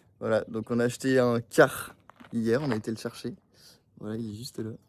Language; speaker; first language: French; native; French